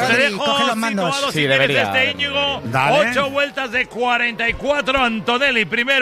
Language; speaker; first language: Spanish; native; Spanish